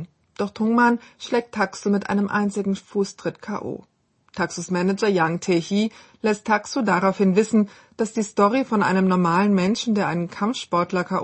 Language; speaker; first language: German; non-native, fluent; Korean